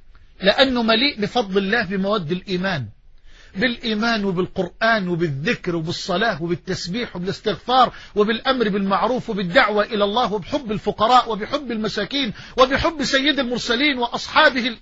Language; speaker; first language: Arabic; native; Arabic